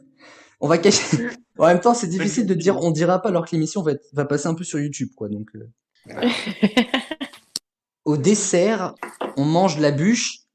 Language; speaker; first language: French; native; French